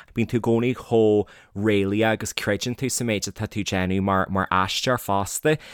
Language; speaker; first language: Irish; native; Irish